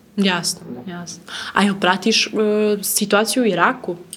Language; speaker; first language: Serbian; native; Serbian